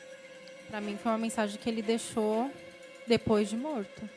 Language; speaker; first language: Portuguese; native; Portuguese